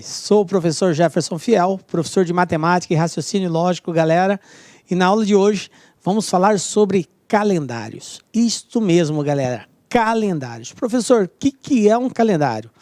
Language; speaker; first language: Portuguese; native; Portuguese